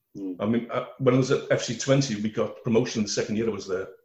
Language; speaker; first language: English; native; English